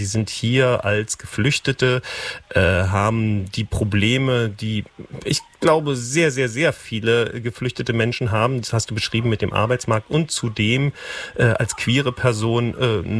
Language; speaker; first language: German; native; German